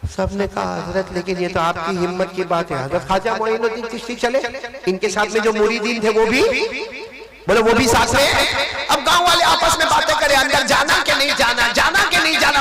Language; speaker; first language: Urdu; native; Urdu